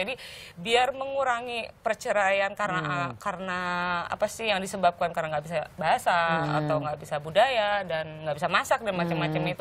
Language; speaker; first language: Indonesian; native; Indonesian